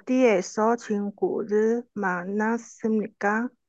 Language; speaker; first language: Korean; non-native, learner; Chinese